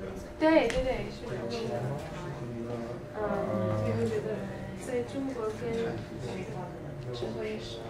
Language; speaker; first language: Chinese; non-native, learner; English